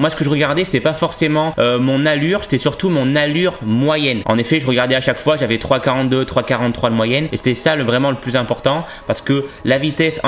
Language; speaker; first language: French; native; French